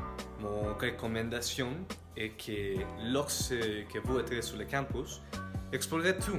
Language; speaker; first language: French; non-native, learner; Spanish